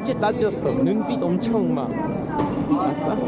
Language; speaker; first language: Korean; non-native, fluent; English